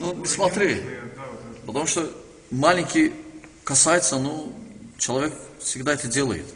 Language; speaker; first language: Russian; non-native, learner; Turkish